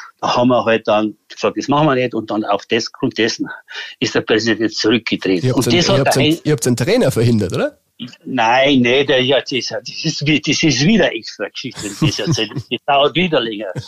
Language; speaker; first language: German; native; German